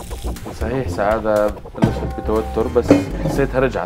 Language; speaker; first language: Arabic; native; Arabic